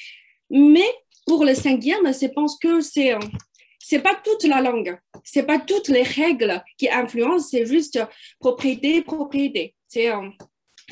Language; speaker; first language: French; non-native, fluent; Chinese